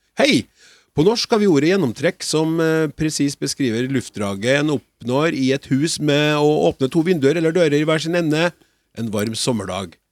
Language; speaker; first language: Norwegian; native; Norwegian